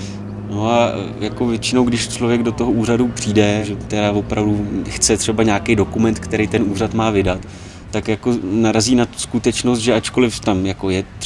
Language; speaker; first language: Czech; native; Czech